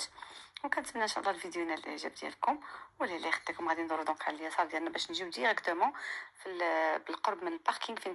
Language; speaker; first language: Arabic; native; Arabic